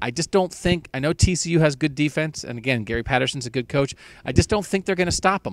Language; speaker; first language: English; native; English